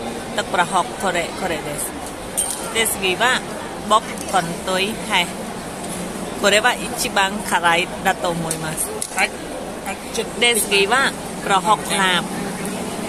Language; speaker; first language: Japanese; non-native, local second language; Khmer